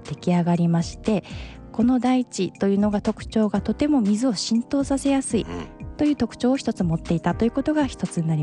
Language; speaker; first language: Japanese; native; Japanese